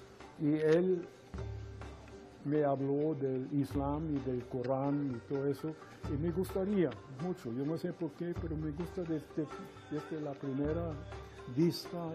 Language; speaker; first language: Spanish; non-native, fluent; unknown